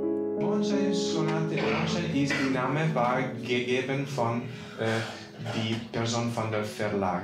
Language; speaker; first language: German; non-native, fluent; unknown